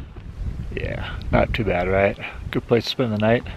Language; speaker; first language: English; native; English